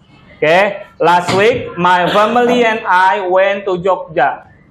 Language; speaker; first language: English; non-native, learner; Indonesian